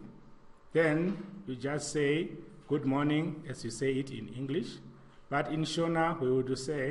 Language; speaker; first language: English; non-native, local second language; Shona